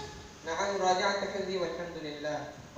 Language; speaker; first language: Arabic; non-native, learner; Urdu